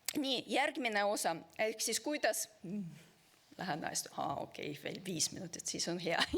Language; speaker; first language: Estonian; non-native, local second language; Russian